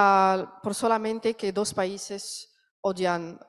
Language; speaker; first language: Spanish; non-native, learner; Arabic